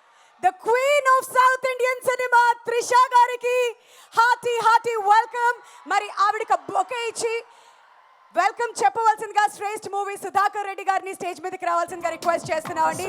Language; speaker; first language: Telugu; native; Telugu